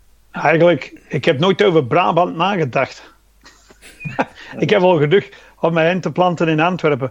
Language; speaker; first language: Dutch; non-native, fluent; English